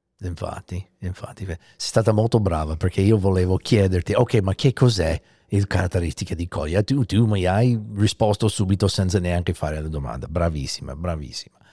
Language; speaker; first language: Italian; non-native, fluent; English